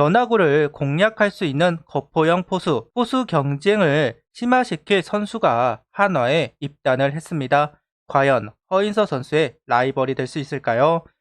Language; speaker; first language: Korean; native; Korean